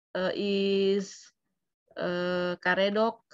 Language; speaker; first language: English; non-native, fluent; Indonesian